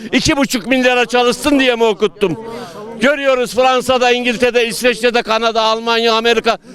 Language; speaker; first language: Turkish; native; Turkish